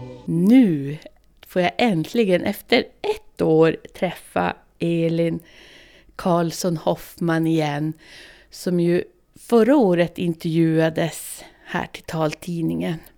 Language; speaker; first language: Swedish; native; Swedish